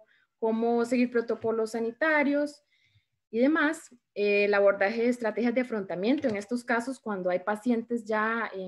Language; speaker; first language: Spanish; native; Spanish